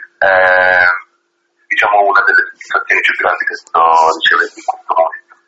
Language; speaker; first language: Italian; early bilingual, other home language; Arabic